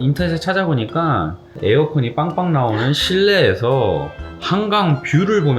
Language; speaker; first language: Korean; native; Korean